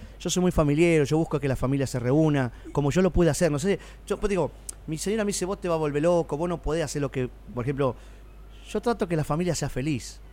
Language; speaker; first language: Spanish; native; Spanish